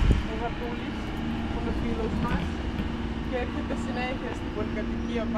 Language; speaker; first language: Greek; non-native, fluent; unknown